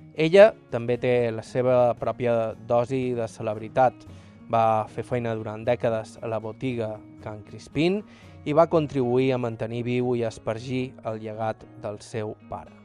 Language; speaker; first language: Catalan; native; Catalan